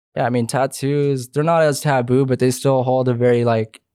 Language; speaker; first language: English; early bilingual, other home language; Filipino